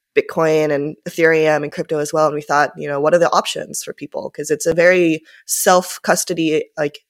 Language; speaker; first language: English; early bilingual, other home language; Japanese